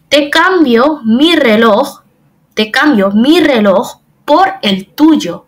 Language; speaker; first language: Spanish; non-native, fluent; Bangla